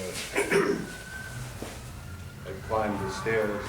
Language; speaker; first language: English; non-native, learner; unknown